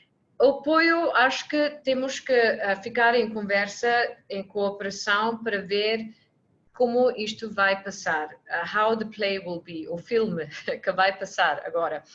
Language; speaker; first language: Portuguese; non-native, fluent; English